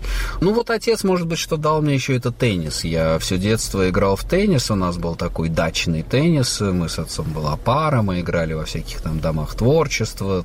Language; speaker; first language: Russian; native; Russian